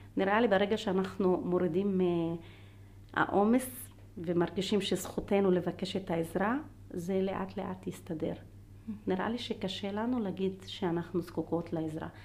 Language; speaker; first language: Hebrew; non-native, local second language; Arabic